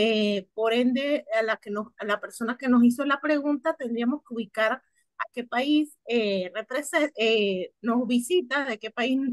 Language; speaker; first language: Spanish; native; Spanish